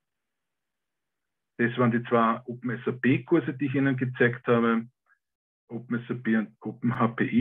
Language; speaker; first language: German; native; German